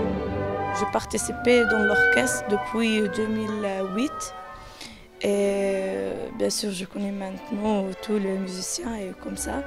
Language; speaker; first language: French; non-native, learner; Arabic